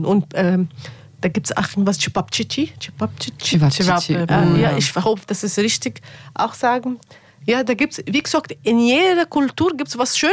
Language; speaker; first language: German; non-native, learner; Arabic